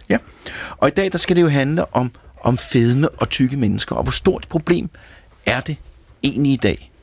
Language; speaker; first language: Danish; native; Danish